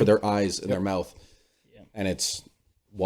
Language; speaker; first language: English; native; English